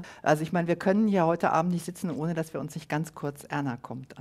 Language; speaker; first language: German; native; German